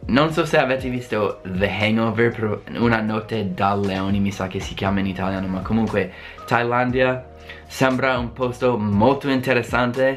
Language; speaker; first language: Italian; non-native, fluent; English